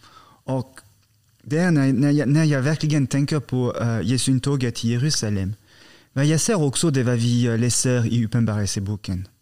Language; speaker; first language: Swedish; non-native, fluent; French